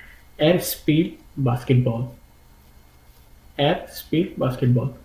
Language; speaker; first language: German; non-native, learner; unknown